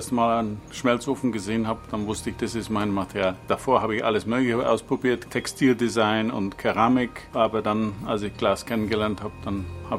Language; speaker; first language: German; non-native, fluent; English